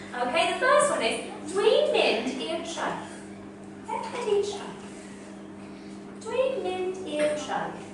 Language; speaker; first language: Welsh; non-native, learner; English